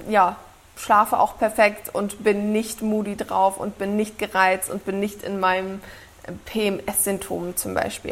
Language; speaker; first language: German; native; German